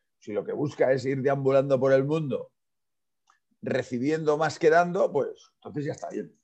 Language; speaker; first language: Spanish; non-native, local second language; Catalan